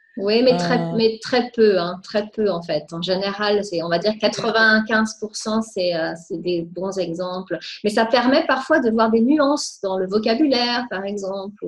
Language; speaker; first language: French; native; French